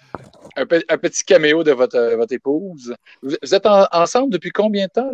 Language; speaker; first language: French; native; French